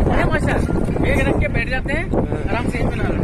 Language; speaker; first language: Hindi; non-native, local second language; Odia